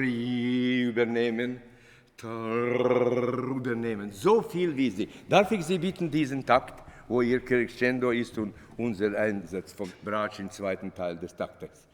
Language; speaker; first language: German; non-native, fluent; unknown